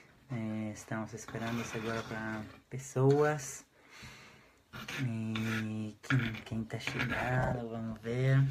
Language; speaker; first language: Portuguese; non-native, fluent; Hebrew